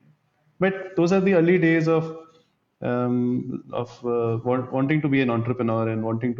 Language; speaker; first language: English; non-native, local second language; Bangla